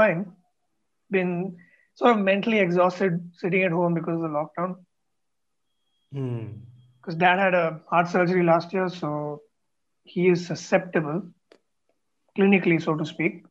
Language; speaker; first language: English; non-native, local second language; Tamil